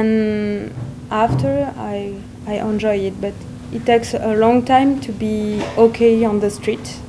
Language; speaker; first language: English; non-native, learner; French